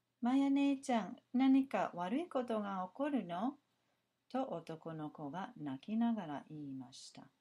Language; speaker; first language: Japanese; non-native, learner; English